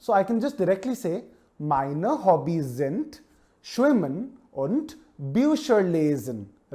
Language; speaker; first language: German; non-native, fluent; Hindi